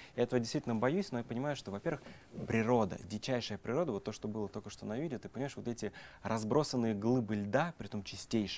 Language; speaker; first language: Russian; native; Russian